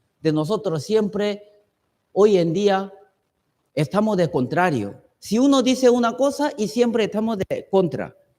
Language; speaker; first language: Spanish; non-native, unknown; Chinese